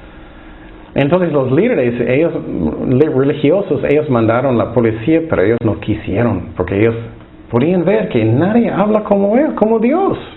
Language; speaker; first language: Spanish; non-native, fluent; English